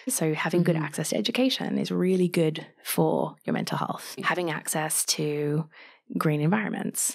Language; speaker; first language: English; native; English